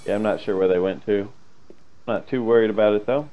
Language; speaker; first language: English; native; English